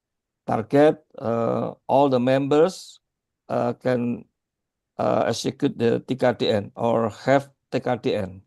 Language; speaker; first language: English; non-native, learner; Indonesian